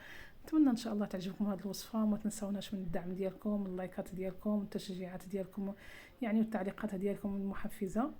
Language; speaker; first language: Arabic; native; Arabic